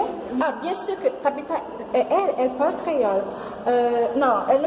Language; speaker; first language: French; non-native, local second language; Haitian Creole